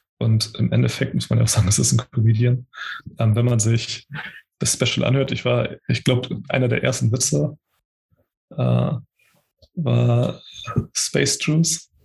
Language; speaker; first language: German; early bilingual, other home language; Portuguese